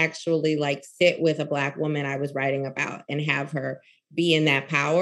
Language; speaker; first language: English; native; English